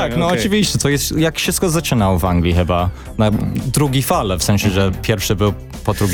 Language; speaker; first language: Polish; early bilingual, heritage; English